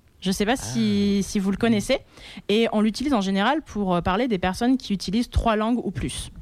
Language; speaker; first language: French; native; French